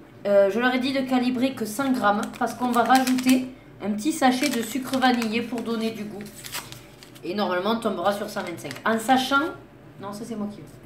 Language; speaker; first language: French; native; French